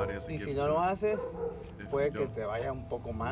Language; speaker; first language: Spanish; native; Spanish